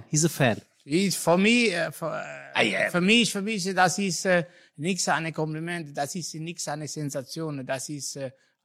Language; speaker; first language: German; non-native, learner; Italian